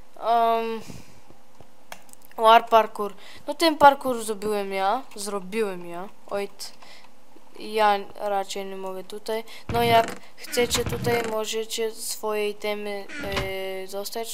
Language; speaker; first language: Polish; early bilingual, heritage; Polish